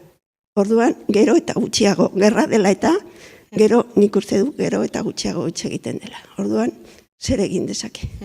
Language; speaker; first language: Basque; non-native, local second language; Spanish